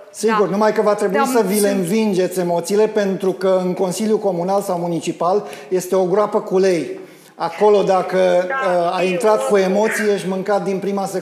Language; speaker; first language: Romanian; native; Romanian